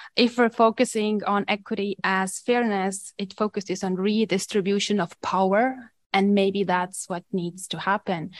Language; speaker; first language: English; non-native, fluent; Estonian